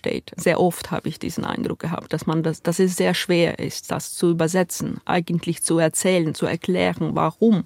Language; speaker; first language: German; non-native, fluent; Ukrainian